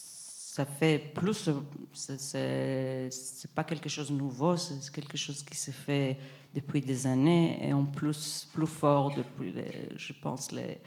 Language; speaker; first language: French; non-native, fluent; Hebrew